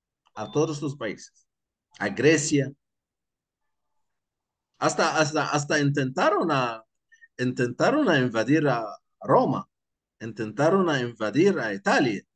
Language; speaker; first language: Spanish; non-native, fluent; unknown